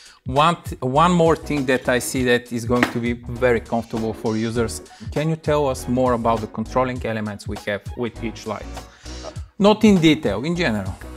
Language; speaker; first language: English; non-native, fluent; Bulgarian